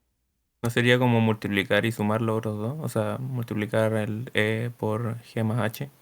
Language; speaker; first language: Spanish; native; Spanish